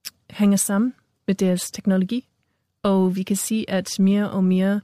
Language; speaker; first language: Danish; non-native, fluent; English